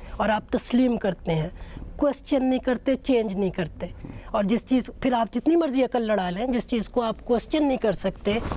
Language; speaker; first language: Urdu; native; Urdu